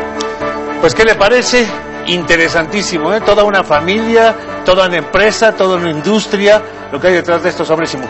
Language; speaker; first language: Spanish; native; Spanish